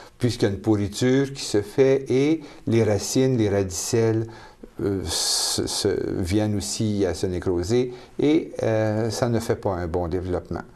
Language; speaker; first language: French; native; French